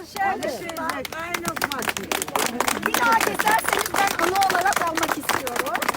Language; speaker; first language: Turkish; native; Turkish